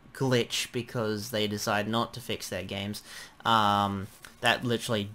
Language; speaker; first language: English; native; English